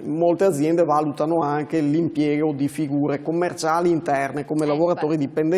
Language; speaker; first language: Italian; native; Italian